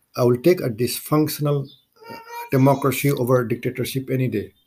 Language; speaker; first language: English; non-native, local second language; Maithili